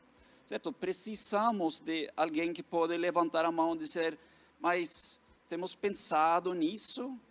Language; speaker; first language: Portuguese; non-native, fluent; Norwegian